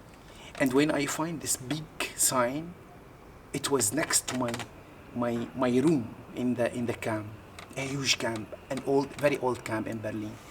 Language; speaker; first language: English; non-native, learner; Arabic